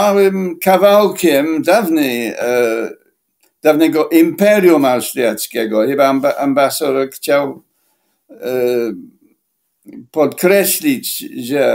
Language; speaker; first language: Polish; non-native, fluent; English